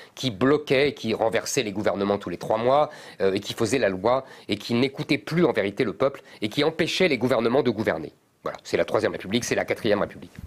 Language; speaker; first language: French; native; French